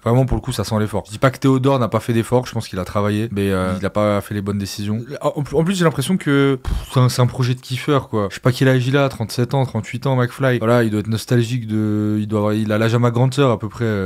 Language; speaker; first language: French; native; French